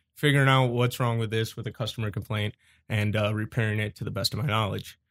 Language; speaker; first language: English; native; English